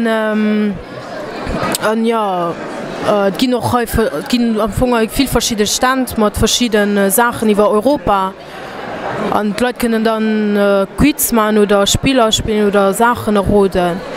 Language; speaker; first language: German; non-native, local second language; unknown